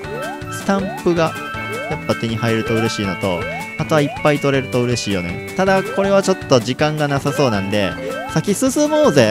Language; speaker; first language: Japanese; native; Japanese